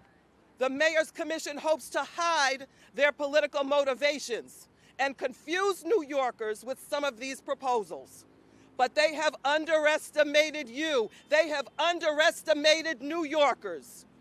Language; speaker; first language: English; native; English